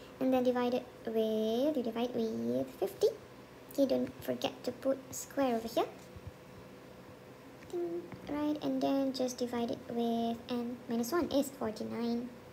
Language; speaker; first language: English; non-native, local second language; Malay